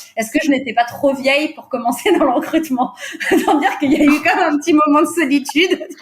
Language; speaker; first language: French; early bilingual, other home language; Portuguese